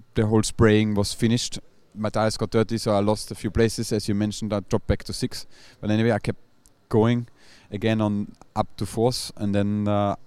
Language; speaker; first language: English; non-native, fluent; German